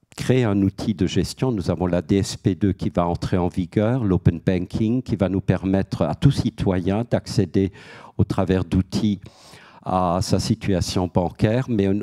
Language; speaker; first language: French; native; French